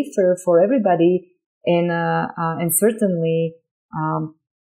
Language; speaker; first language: English; non-native, fluent; Slovak